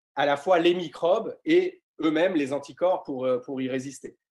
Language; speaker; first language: French; native; French